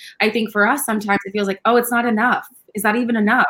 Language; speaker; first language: English; early bilingual, other home language; Spanish